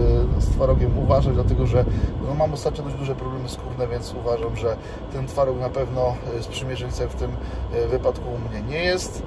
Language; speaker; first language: Polish; native; Polish